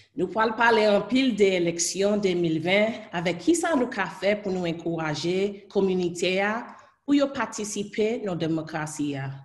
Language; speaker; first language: Haitian Creole; early bilingual, heritage; Haitian Creole